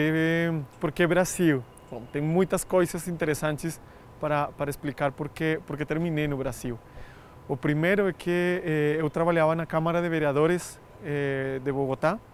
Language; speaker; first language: Portuguese; non-native, fluent; Spanish